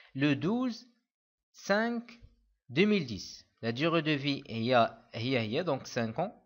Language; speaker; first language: French; non-native, local second language; Arabic